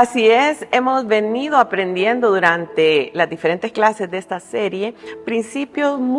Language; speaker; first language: Spanish; native; Spanish